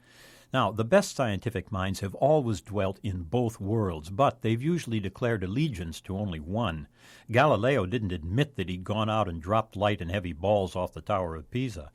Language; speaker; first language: English; native; English